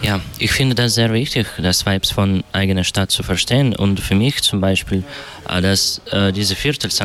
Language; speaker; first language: German; non-native, learner; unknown